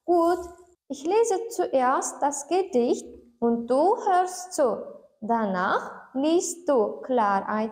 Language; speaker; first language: German; non-native, learner; Turkmen